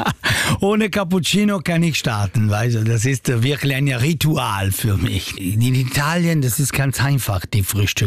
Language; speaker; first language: German; non-native, learner; Italian